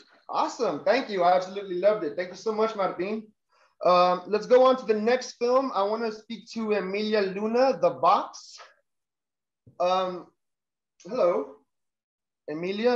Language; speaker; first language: English; early bilingual, other home language; Spanish